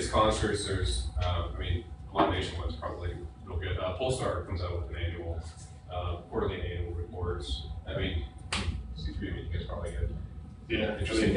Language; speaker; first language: English; native; English